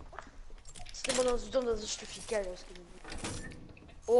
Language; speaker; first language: German; non-native, local second language; Luxembourgish